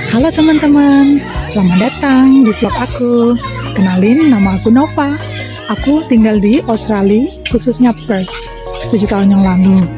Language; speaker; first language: Indonesian; native; Indonesian